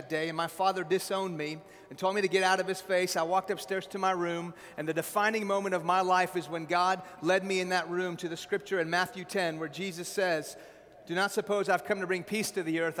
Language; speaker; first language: English; early bilingual, other home language; Persian